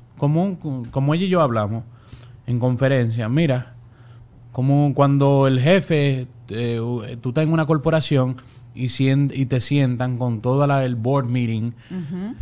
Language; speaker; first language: Spanish; native; Spanish